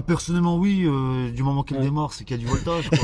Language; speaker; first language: French; native; French